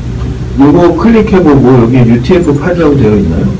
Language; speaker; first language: Korean; native; Korean